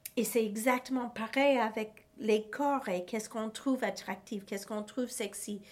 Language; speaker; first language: French; non-native, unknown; English